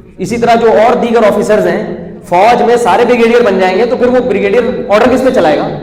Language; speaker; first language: Urdu; native; Urdu